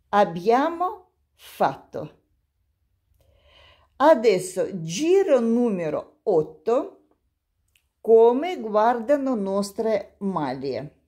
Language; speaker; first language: Italian; non-native, learner; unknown